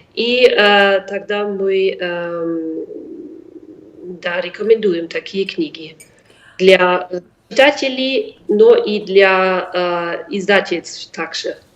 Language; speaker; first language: Russian; non-native, fluent; German